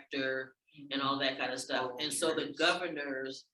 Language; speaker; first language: English; native; English